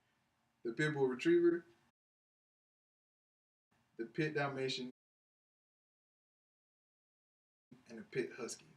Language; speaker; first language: English; native; English